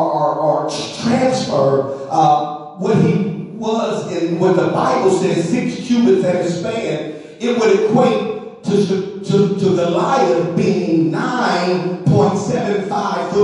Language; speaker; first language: English; native; English